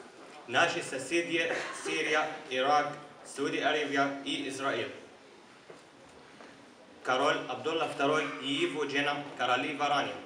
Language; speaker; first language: Russian; non-native, learner; Arabic